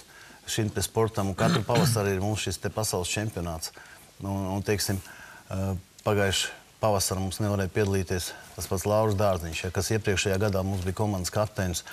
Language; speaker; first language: Latvian; native; Latvian